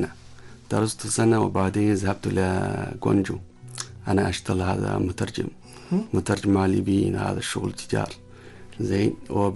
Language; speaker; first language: Arabic; non-native, learner; Chinese